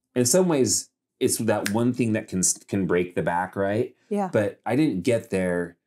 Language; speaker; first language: English; native; English